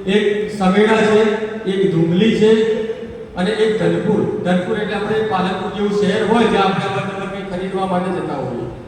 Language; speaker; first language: Gujarati; native; Gujarati